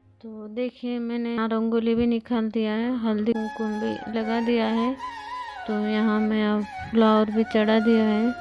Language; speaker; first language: Hindi; non-native, local second language; Telugu